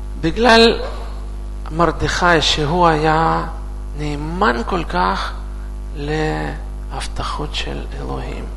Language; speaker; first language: Hebrew; non-native, learner; Russian